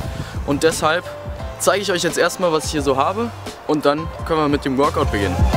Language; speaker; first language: German; native; German